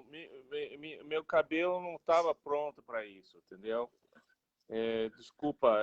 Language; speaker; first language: Portuguese; non-native, fluent; English